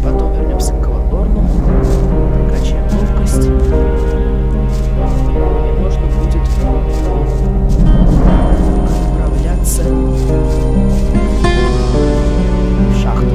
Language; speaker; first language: Russian; native; Russian